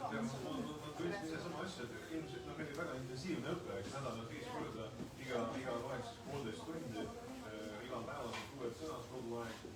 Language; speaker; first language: Estonian; native; Estonian